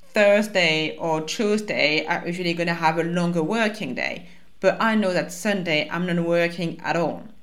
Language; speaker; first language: English; non-native, fluent; French